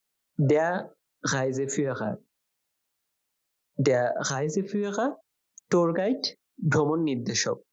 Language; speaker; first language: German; non-native, fluent; Bangla